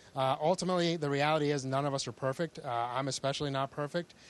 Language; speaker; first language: English; early bilingual, other home language; Spanish